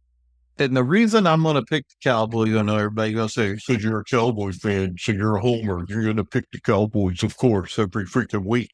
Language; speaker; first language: English; native; English